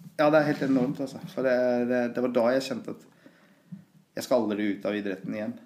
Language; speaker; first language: Norwegian; early bilingual, other home language; Persian